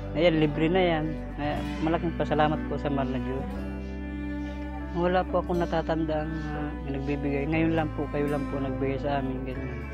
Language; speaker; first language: Filipino; non-native, local second language; Masbatenyo